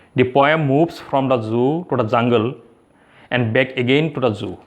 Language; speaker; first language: English; non-native, local second language; Assamese